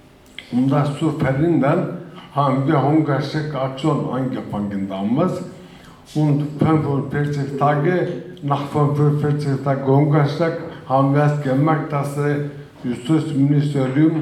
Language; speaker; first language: German; non-native, fluent; Turkish